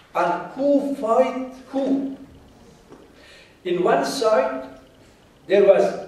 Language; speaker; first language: English; non-native, fluent; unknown